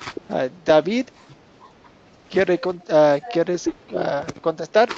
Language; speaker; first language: Spanish; non-native, fluent; English